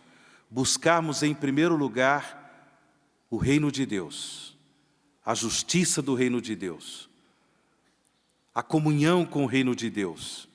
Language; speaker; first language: Portuguese; native; Portuguese